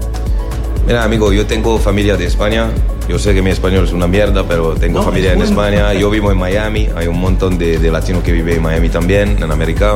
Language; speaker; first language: Spanish; non-native, learner; French